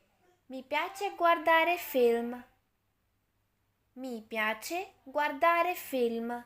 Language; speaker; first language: Italian; non-native, fluent; Urdu